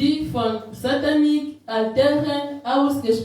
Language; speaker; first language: German; non-native, learner; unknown